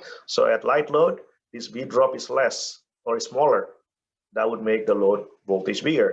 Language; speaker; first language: English; non-native, fluent; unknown